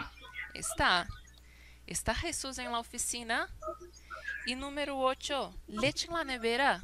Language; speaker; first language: Spanish; non-native, fluent; Portuguese